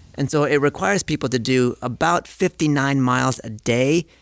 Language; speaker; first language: English; native; English